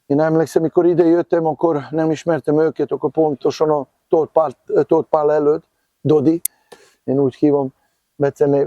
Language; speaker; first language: Hungarian; non-native, fluent; Serbian